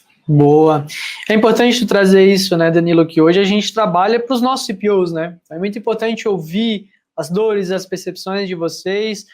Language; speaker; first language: Portuguese; native; Portuguese